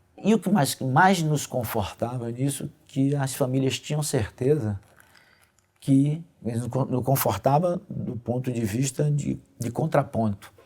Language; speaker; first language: Portuguese; native; Portuguese